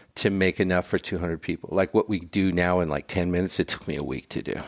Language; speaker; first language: English; native; English